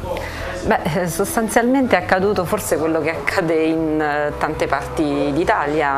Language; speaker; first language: Italian; native; Italian